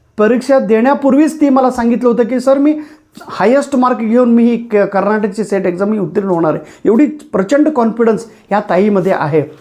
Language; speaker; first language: Marathi; non-native, local second language; Kannada